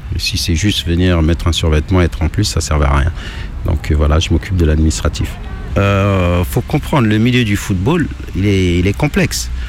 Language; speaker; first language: French; native; French